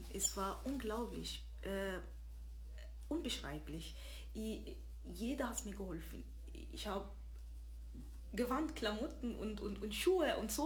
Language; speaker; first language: German; early bilingual, other home language; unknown